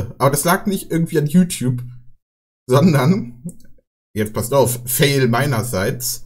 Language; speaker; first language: German; native; German